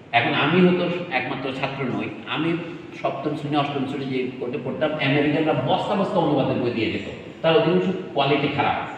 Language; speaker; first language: Bangla; native; Bangla